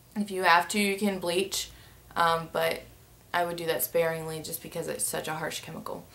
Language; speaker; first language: English; native; English